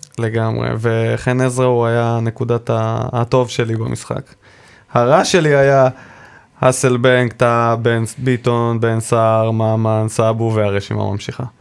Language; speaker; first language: Hebrew; native; Hebrew